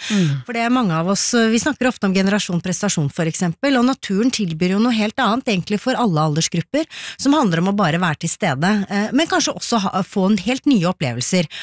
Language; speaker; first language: Norwegian; native; Norwegian